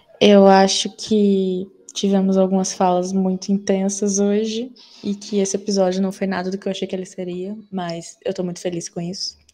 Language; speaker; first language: Portuguese; native; Portuguese